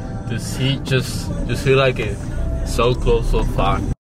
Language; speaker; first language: English; non-native, learner; Spanish